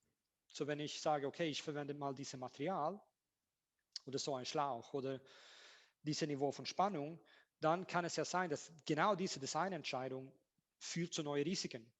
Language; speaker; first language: German; non-native, fluent; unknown